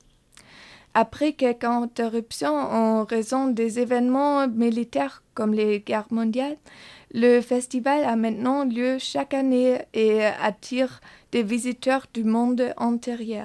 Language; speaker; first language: French; non-native, fluent; German